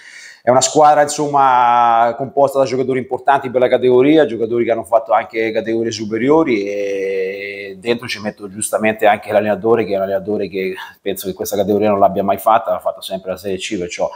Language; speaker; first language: Italian; native; Italian